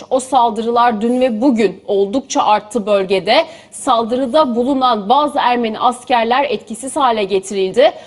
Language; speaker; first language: Turkish; native; Turkish